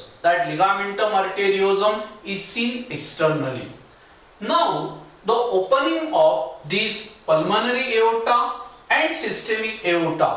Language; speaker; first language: English; non-native, local second language; Marathi